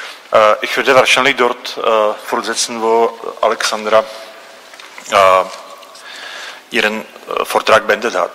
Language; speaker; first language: German; non-native, fluent; Czech